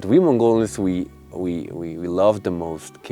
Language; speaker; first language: English; non-native, local second language; Mongolian